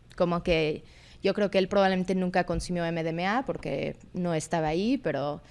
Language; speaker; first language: Spanish; native; Spanish